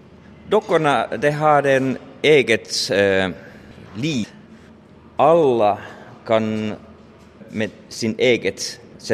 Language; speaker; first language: Swedish; non-native, learner; Finnish